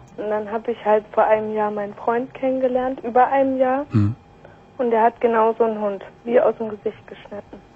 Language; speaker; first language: German; native; German